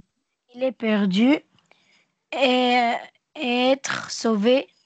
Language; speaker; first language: French; non-native, learner; Arabic